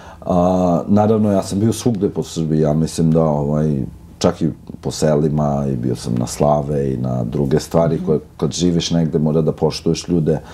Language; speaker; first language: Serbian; non-native, local second language; Albanian